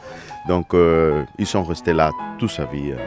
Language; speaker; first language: French; non-native, fluent; Spanish